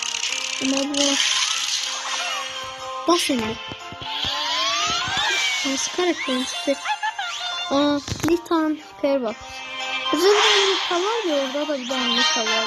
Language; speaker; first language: Turkish; non-native, learner; Azerbaijani